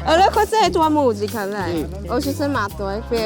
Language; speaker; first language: Italian; non-native, learner; Chinese